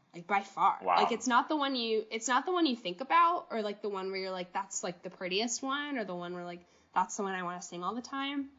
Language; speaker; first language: English; native; English